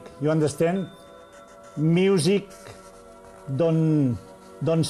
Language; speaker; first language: English; non-native, learner; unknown